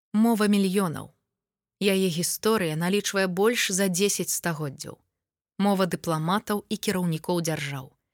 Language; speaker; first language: Belarusian; native; Belarusian